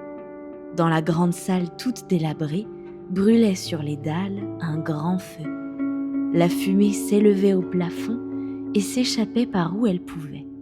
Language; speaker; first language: French; native; French